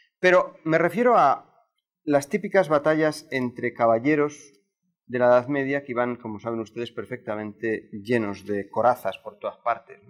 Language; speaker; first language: Spanish; native; Spanish